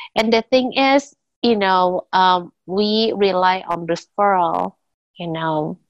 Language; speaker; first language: English; non-native, fluent; Indonesian